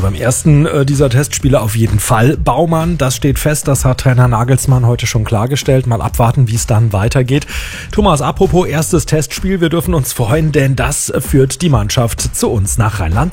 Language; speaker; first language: German; native; German